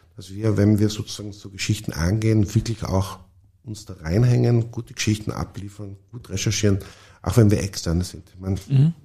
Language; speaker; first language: German; native; German